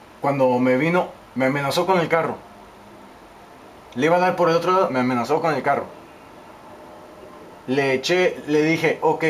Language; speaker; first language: Spanish; native; Spanish